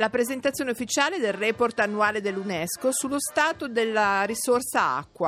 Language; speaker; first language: Italian; native; Italian